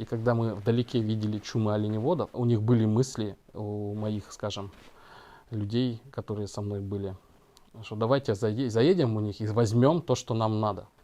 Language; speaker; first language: Russian; non-native, local second language; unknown